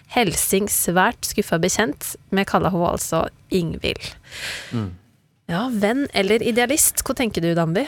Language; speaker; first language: Norwegian; native; Norwegian